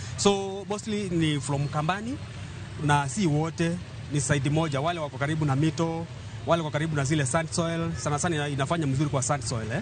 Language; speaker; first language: Swahili; non-native, local second language; Kamba